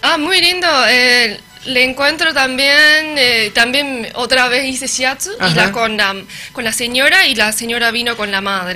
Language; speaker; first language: Spanish; non-native, learner; Japanese